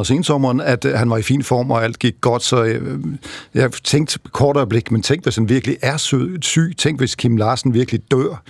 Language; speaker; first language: Danish; native; Danish